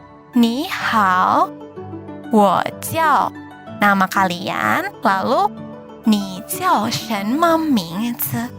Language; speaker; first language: Chinese; non-native, fluent; Indonesian